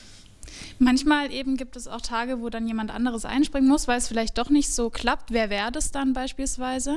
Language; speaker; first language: German; native; German